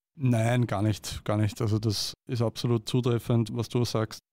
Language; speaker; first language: German; native; German